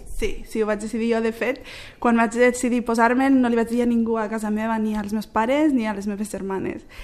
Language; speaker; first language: Catalan; early bilingual, other home language; Arabic